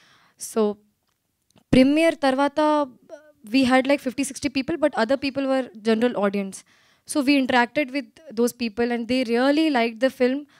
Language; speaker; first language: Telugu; non-native, learner; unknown